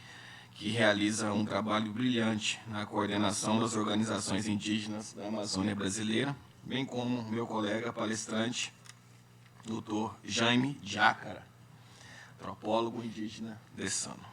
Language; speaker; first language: Portuguese; native; Portuguese